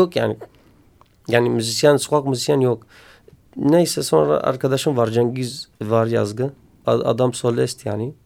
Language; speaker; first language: Turkish; non-native, learner; Kurdish